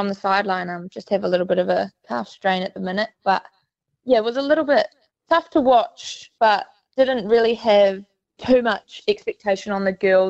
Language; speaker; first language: English; native; English